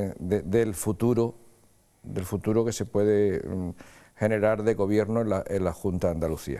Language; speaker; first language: Spanish; native; Spanish